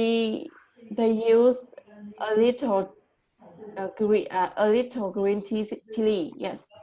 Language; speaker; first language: English; non-native, learner; Vietnamese